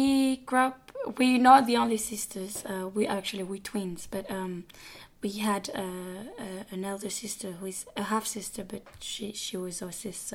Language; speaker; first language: English; non-native, fluent; French